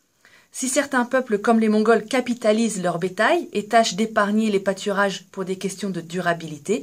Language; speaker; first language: French; native; French